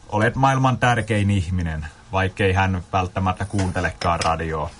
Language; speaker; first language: Finnish; non-native, fluent; Kurdish